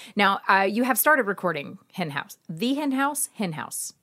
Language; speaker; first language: English; native; English